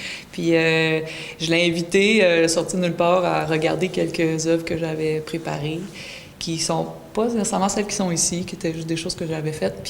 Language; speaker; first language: French; native; French